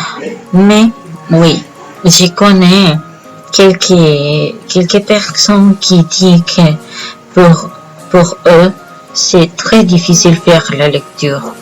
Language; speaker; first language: French; non-native, learner; Spanish